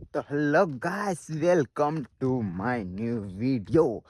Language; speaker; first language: Hindi; non-native, local second language; Gujarati